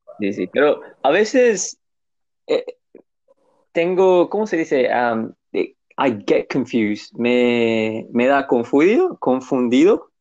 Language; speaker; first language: Spanish; non-native, learner; English